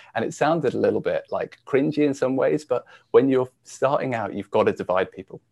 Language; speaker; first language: English; native; English